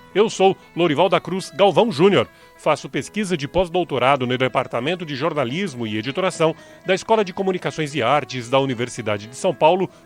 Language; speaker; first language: Portuguese; native; Portuguese